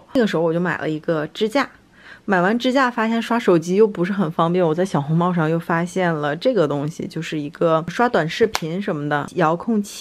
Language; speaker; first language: Chinese; native; Chinese